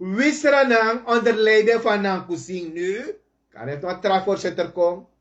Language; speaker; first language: Dutch; native; Dutch